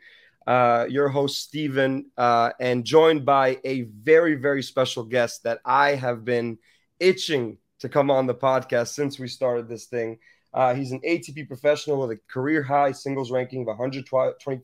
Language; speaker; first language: English; native; English